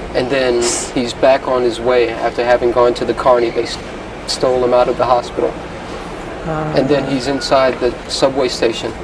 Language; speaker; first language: English; native; English